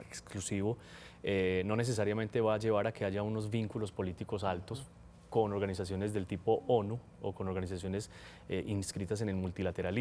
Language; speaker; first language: Spanish; native; Spanish